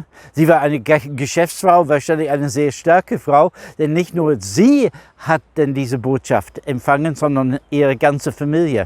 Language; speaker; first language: German; non-native, fluent; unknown